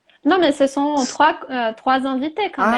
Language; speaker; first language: French; non-native, fluent; Portuguese